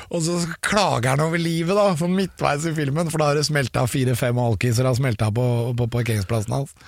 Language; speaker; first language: Norwegian; native; Norwegian